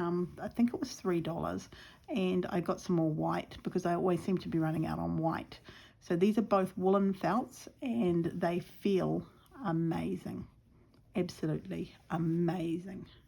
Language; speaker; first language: English; native; English